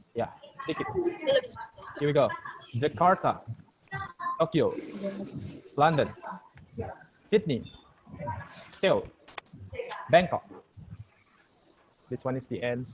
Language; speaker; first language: English; non-native, fluent; Indonesian